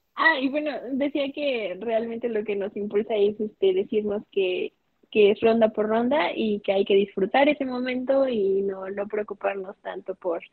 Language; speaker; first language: Spanish; native; Spanish